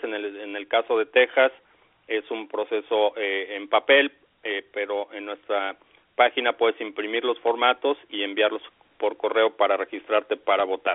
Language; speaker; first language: Spanish; native; Spanish